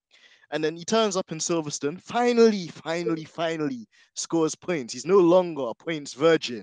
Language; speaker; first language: English; native; English